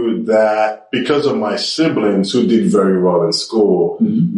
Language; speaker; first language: English; non-native, local second language; Yoruba